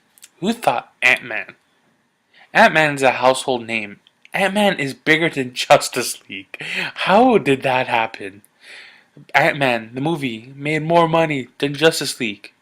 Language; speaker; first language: English; native; English